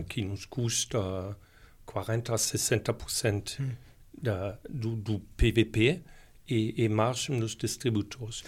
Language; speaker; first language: Portuguese; non-native, fluent; German